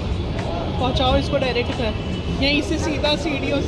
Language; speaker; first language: Hindi; native; Hindi